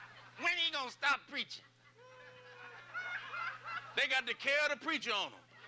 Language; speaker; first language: English; native; English